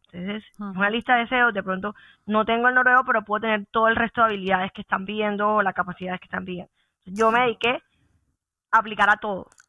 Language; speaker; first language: Spanish; native; Spanish